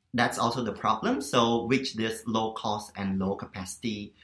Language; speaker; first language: English; non-native, fluent; Khmer